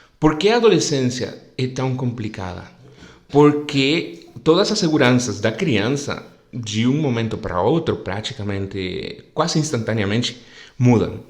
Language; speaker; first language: Portuguese; non-native, fluent; Spanish